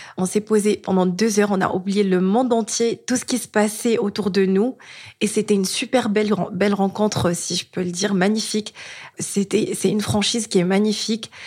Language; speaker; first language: French; non-native, local second language; Arabic